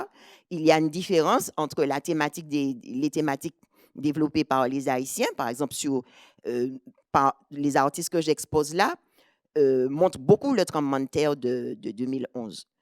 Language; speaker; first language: French; native; French